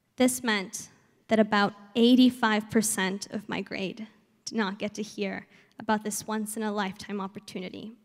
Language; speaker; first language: English; early bilingual, other home language; Spanish